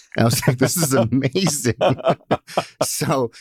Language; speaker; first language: English; early bilingual, other home language; Russian